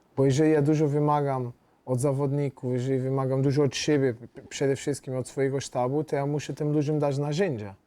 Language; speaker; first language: Polish; non-native, fluent; Portuguese